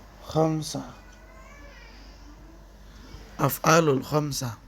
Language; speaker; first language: Arabic; non-native, fluent; Indonesian